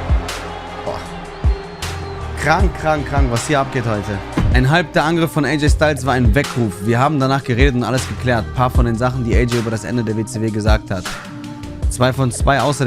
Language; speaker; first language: German; native; German